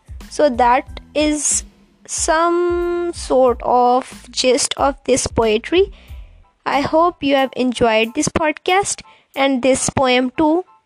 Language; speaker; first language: English; non-native, local second language; Punjabi